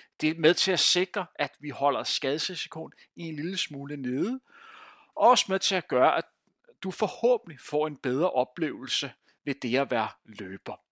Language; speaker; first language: Danish; native; Danish